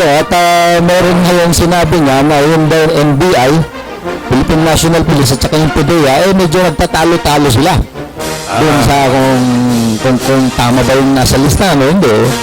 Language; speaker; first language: Filipino; native; Filipino